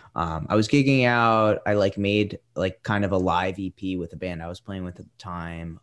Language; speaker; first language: English; native; English